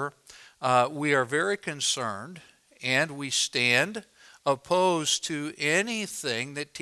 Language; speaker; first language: English; native; English